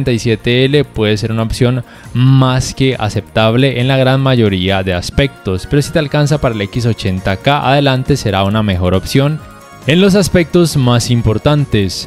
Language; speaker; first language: Spanish; native; Spanish